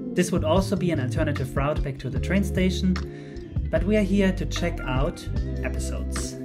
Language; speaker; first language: English; non-native, fluent; Dutch